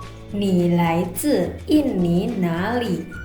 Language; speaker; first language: Chinese; non-native, fluent; Indonesian